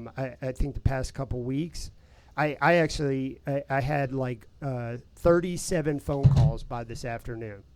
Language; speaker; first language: English; native; English